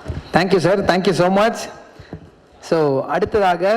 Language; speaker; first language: Tamil; native; Tamil